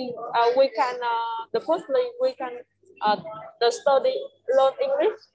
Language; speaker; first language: English; non-native, learner; Vietnamese